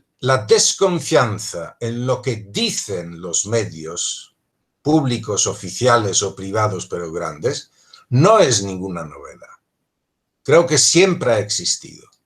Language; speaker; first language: Spanish; non-native, fluent; Polish